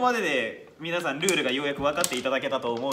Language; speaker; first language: Japanese; native; Japanese